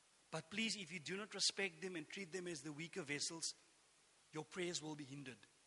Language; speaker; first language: English; non-native, local second language; Afrikaans